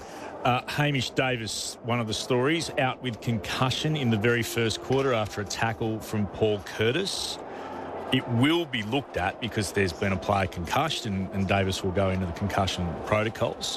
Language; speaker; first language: English; native; English